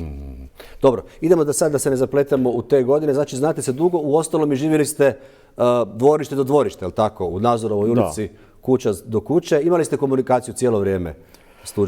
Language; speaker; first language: Croatian; native; Croatian